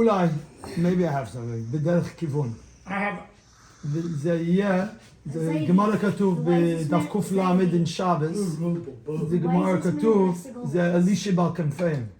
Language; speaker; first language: Hebrew; non-native, learner; English